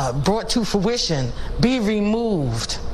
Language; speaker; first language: English; native; English